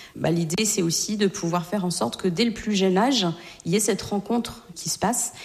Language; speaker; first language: French; native; French